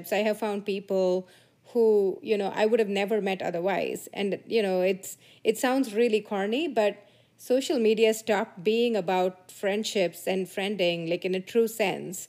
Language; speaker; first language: English; non-native, local second language; Tamil